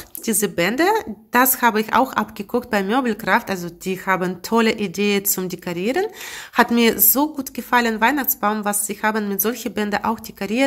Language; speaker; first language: German; non-native, fluent; Russian